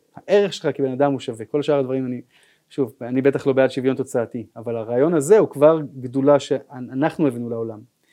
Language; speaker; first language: Hebrew; native; Hebrew